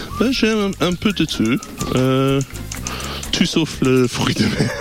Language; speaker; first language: French; non-native, learner; English